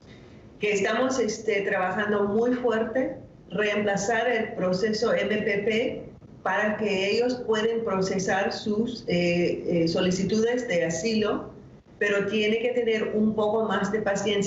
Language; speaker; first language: Spanish; non-native, fluent; English